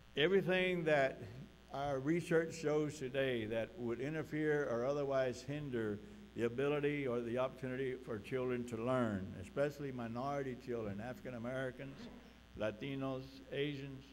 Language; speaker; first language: English; early bilingual, other home language; Spanish